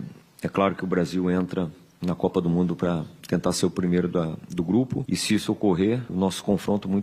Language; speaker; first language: Portuguese; native; Portuguese